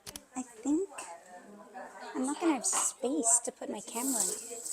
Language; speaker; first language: English; native; English